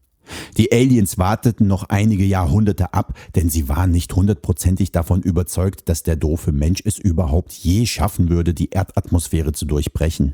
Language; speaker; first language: German; native; German